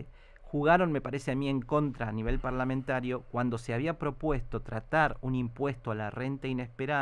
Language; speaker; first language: Spanish; native; Spanish